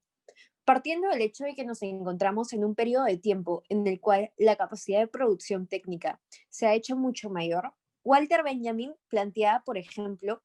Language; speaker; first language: Spanish; native; Spanish